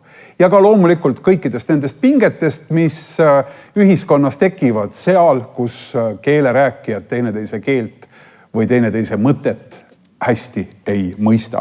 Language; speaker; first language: Estonian; native; Estonian